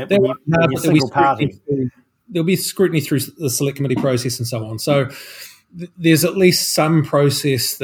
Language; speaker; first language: English; native; English